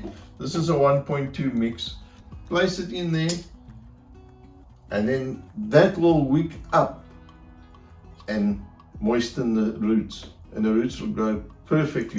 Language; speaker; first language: English; native; English